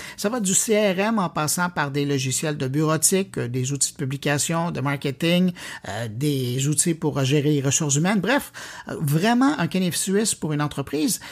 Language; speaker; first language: French; native; French